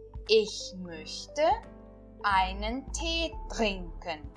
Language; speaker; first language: German; non-native, fluent; Portuguese